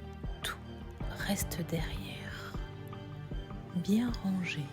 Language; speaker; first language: French; native; French